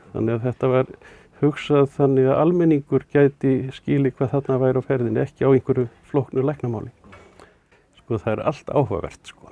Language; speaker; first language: Icelandic; native; Icelandic